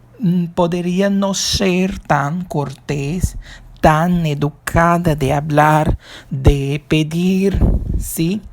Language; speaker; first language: Spanish; non-native, fluent; Portuguese